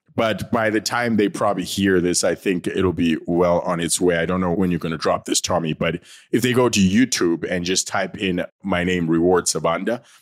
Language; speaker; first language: English; non-native, local second language; North Ndebele